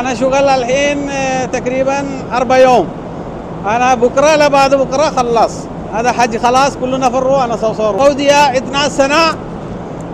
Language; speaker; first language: Arabic; non-native, learner; Malayalam